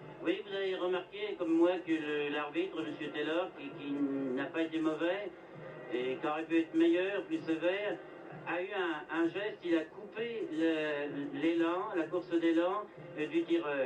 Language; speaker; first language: French; native; French